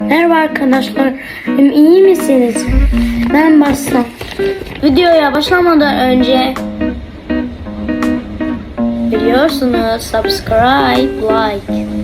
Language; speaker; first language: Turkish; non-native, learner; Arabic